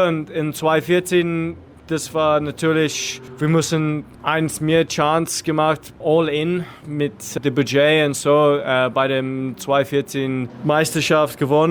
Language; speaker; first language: German; non-native, learner; English